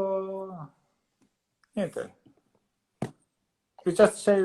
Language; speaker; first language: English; non-native, learner; Italian